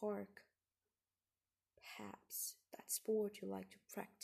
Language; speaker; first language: English; non-native, fluent; Portuguese